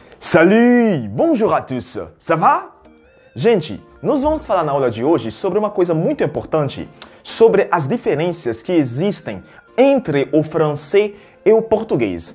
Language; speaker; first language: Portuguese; non-native, fluent; French